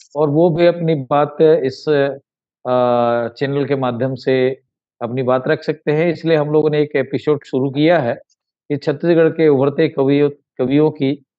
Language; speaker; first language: Hindi; native; Hindi